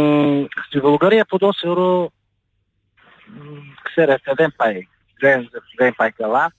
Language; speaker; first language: Greek; non-native, fluent; Bulgarian